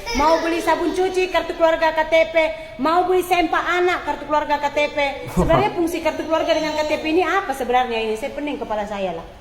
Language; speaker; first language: Indonesian; native; Indonesian